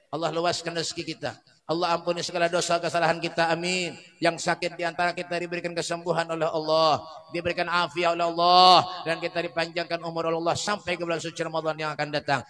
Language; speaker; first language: Indonesian; non-native, local second language; Banjar